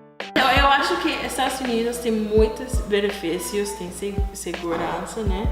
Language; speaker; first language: Portuguese; non-native, fluent; English